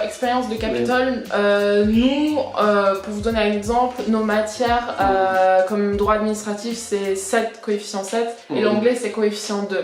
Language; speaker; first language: French; early bilingual, other home language; English